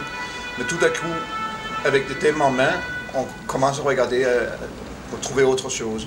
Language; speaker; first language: French; non-native, fluent; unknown